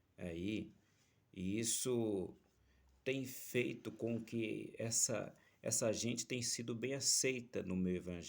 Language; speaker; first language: Portuguese; native; Portuguese